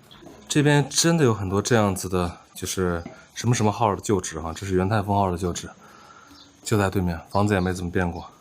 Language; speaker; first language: Chinese; native; Chinese